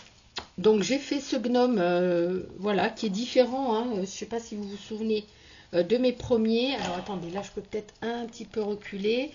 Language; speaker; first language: French; native; French